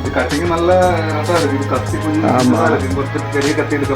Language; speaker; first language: Tamil; non-native, learner; Malayalam